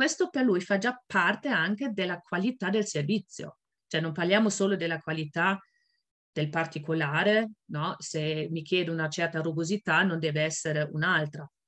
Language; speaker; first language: Italian; non-native, fluent; German